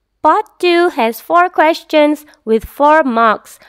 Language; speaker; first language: English; non-native, local second language; Malay